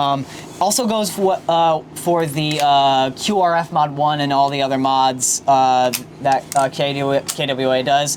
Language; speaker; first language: English; native; English